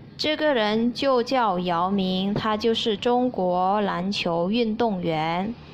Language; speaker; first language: Chinese; early bilingual, heritage; Chinese